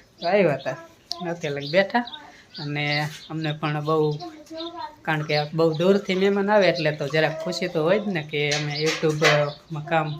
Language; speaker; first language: Gujarati; native; Gujarati